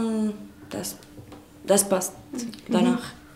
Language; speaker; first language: German; non-native, learner; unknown